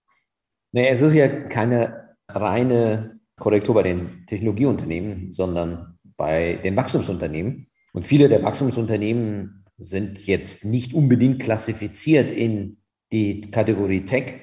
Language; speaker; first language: German; native; German